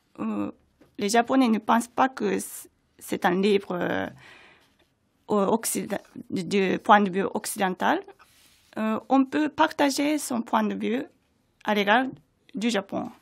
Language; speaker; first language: French; non-native, fluent; Japanese